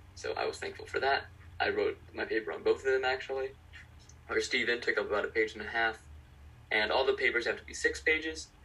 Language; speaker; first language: English; native; English